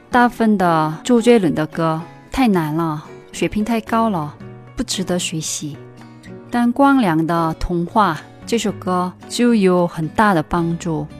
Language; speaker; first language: Chinese; non-native, fluent; Korean